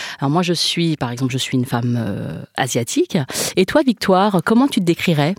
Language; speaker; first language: French; early bilingual, other home language; Min Nan Chinese